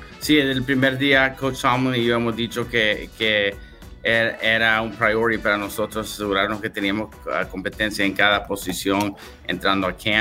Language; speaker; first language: Spanish; early bilingual, heritage; English